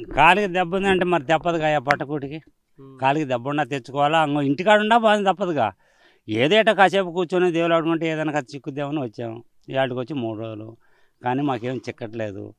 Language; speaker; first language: Telugu; native; Telugu